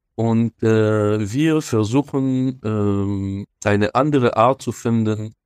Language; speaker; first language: German; non-native, fluent; Hebrew